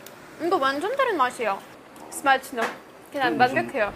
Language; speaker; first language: Korean; non-native, fluent; Ukrainian